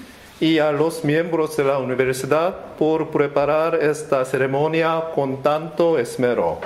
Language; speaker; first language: Spanish; non-native, learner; Korean